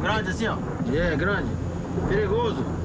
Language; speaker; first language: Portuguese; native; Portuguese